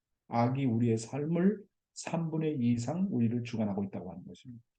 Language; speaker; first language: Korean; native; Korean